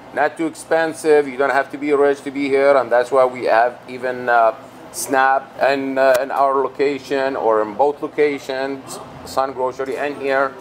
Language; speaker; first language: English; non-native, fluent; Arabic